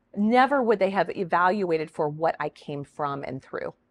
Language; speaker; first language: English; native; English